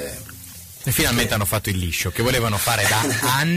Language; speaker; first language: Italian; native; Italian